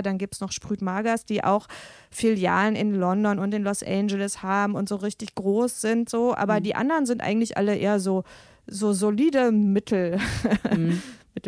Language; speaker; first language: German; native; German